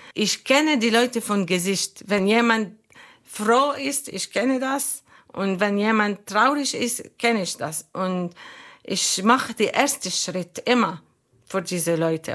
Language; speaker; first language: German; non-native, fluent; Arabic